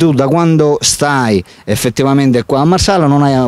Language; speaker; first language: Italian; native; Italian